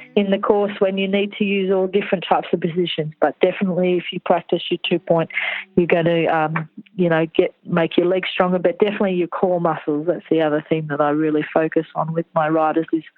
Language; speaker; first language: English; native; English